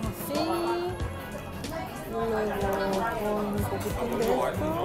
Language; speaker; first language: Spanish; non-native, fluent; Korean